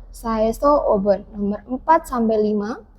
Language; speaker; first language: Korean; non-native, fluent; Indonesian